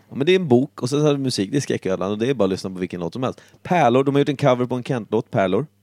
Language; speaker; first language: Swedish; native; Swedish